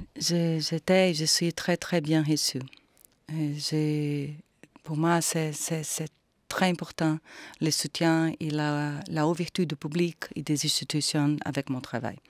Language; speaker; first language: French; non-native, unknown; Portuguese